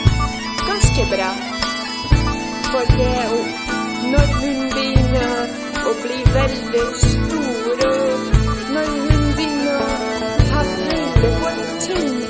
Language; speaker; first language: Norwegian; non-native, learner; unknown